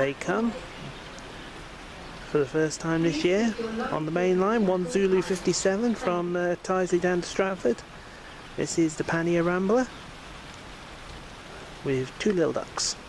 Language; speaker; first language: English; native; English